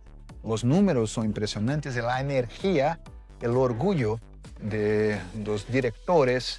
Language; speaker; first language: Spanish; non-native, fluent; Portuguese